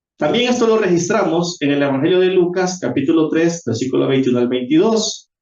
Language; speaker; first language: Spanish; native; Spanish